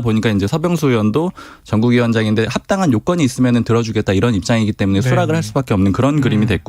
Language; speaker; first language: Korean; native; Korean